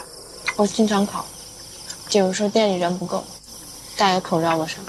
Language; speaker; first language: Chinese; native; Chinese